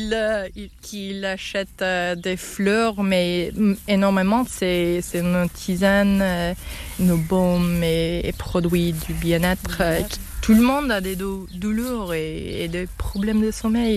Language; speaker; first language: French; non-native, learner; English